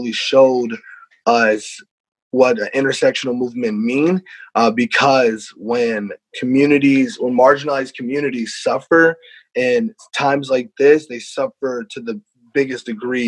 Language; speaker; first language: English; native; English